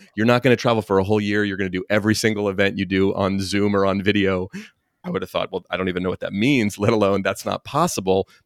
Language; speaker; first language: English; native; English